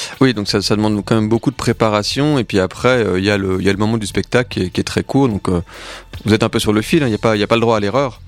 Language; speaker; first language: French; native; French